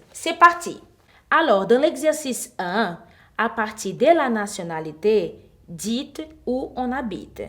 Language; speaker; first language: French; non-native, fluent; Portuguese